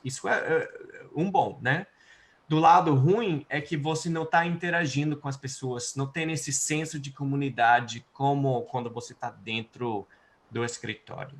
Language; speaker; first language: Portuguese; non-native, fluent; English